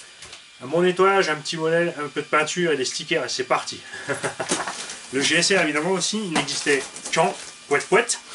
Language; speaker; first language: French; native; French